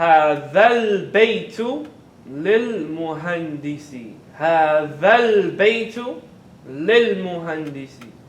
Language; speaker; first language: Arabic; non-native, fluent; English